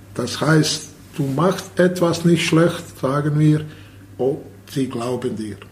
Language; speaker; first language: German; non-native, learner; Bosnian